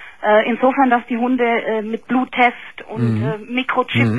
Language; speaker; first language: German; native; German